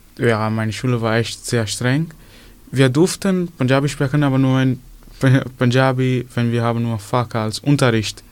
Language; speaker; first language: German; non-native, learner; Punjabi